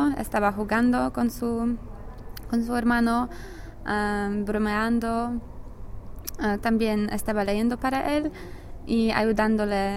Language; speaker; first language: Spanish; non-native, learner; English